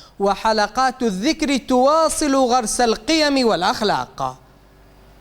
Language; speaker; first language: Arabic; native; Arabic